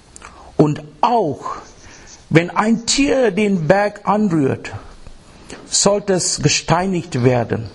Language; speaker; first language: German; non-native, fluent; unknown